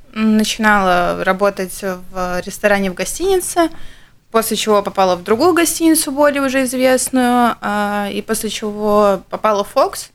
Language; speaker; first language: Russian; native; Russian